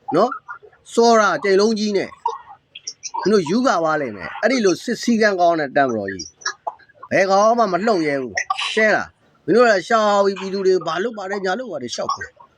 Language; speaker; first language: Burmese; native; Burmese